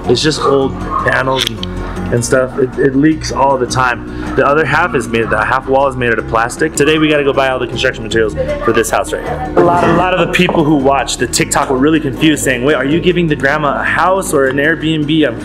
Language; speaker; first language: English; native; English